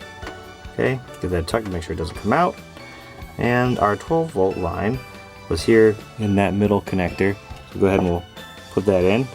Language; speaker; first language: English; native; English